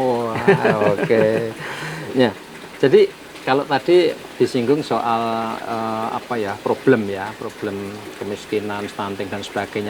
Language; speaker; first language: Indonesian; native; Indonesian